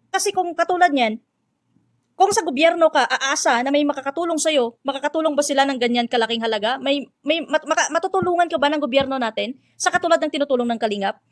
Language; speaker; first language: Filipino; non-native, local second language; Hiligaynon